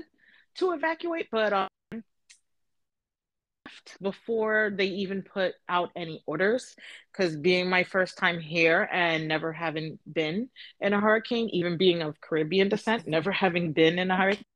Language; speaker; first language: English; native; English